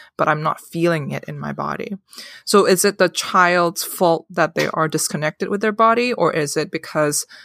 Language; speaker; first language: English; non-native, local second language; Cantonese